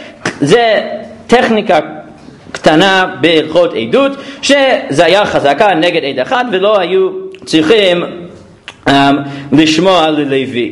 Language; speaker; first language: Hebrew; non-native, fluent; English